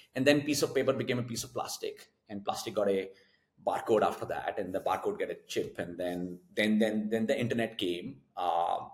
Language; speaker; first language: English; non-native, local second language; Hindi